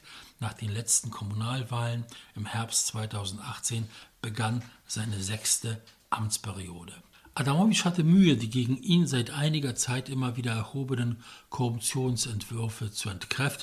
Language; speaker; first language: German; non-native, fluent; Polish